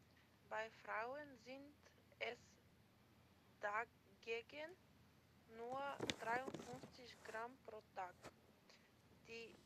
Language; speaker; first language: German; non-native, learner; Macedonian